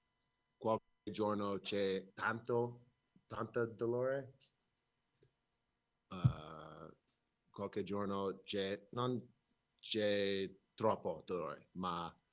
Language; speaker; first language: Italian; non-native, learner; English